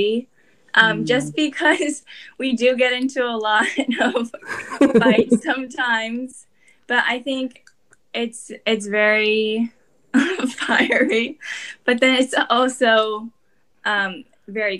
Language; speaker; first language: English; native; English